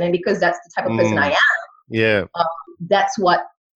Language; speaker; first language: English; non-native, local second language; Tamil